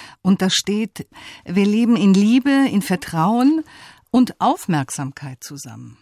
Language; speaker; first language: German; native; German